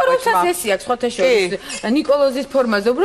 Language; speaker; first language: Georgian; native; Georgian